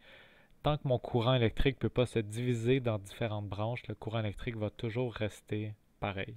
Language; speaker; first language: French; native; French